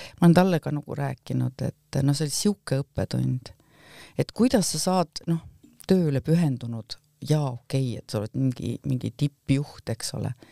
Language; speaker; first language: Estonian; native; Estonian